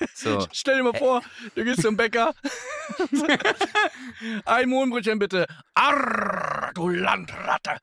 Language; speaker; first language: German; native; German